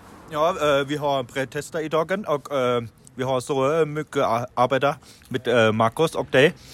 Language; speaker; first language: Swedish; non-native, learner; German